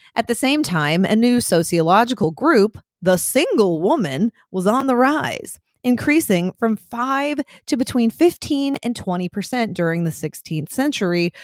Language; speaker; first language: English; native; English